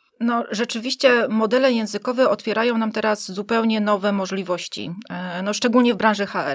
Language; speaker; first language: Polish; native; Polish